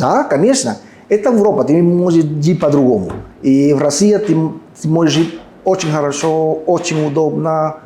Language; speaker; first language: Russian; non-native, learner; Spanish